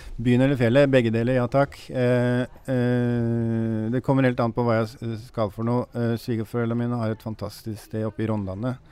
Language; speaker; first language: Norwegian; native; Norwegian